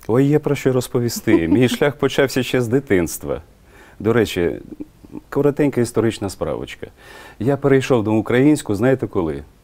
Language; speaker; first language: Ukrainian; non-native, local second language; Russian